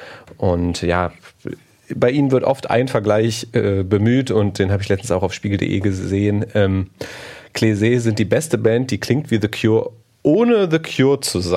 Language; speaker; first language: German; native; German